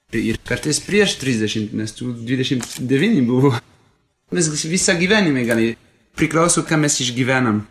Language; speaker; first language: Lithuanian; non-native, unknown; French